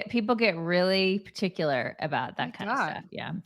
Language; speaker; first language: English; native; English